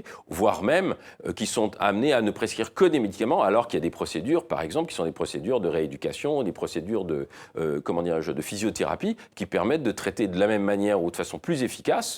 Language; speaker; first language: French; native; French